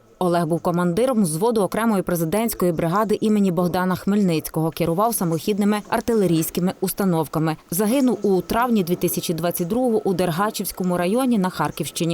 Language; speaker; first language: Ukrainian; native; Ukrainian